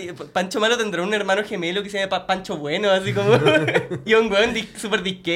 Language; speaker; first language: Spanish; native; Spanish